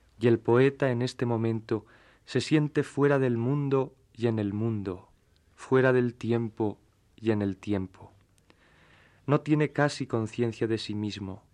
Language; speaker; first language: Spanish; native; Spanish